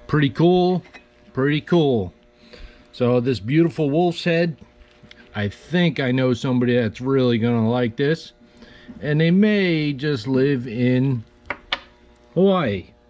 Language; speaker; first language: English; native; English